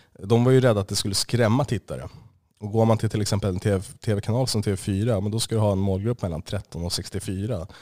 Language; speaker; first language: Swedish; native; Swedish